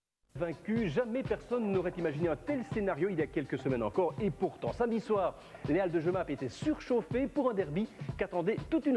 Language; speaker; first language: French; native; French